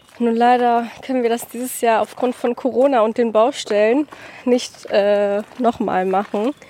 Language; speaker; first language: German; native; German